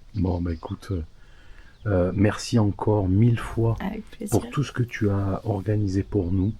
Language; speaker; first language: French; native; French